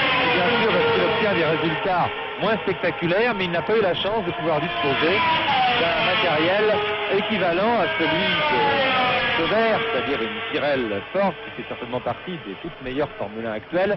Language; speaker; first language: French; native; French